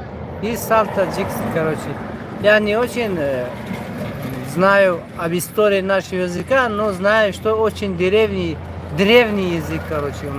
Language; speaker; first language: Russian; non-native, local second language; Tajik